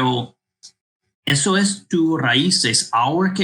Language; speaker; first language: Spanish; non-native, fluent; English